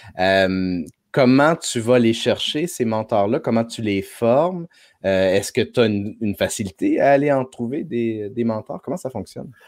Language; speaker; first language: French; native; French